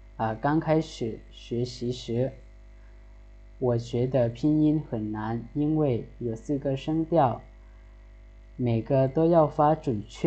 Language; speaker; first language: Chinese; non-native, fluent; Lao